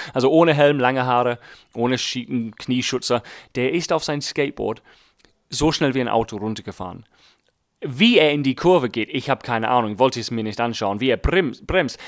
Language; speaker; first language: German; non-native, fluent; English